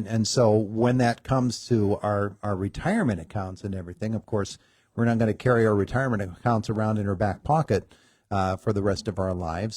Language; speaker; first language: English; native; English